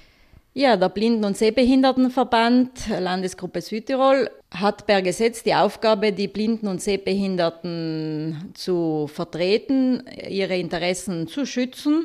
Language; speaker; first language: German; native; German